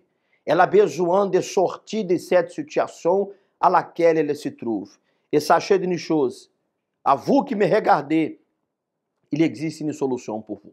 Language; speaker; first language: French; non-native, fluent; Portuguese